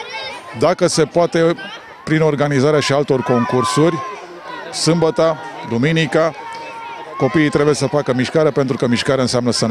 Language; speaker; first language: Romanian; native; Romanian